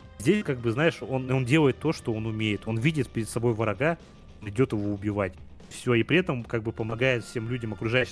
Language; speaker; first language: Russian; native; Russian